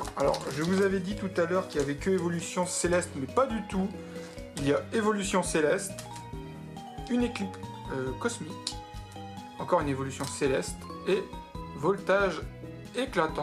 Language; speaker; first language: French; native; French